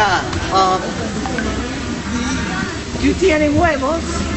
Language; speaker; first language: Spanish; non-native, learner; English